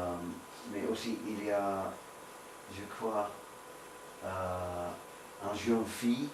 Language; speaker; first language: French; non-native, learner; English